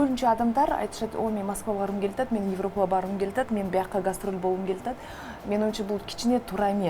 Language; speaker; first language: Kyrgyz; non-native, local second language; Russian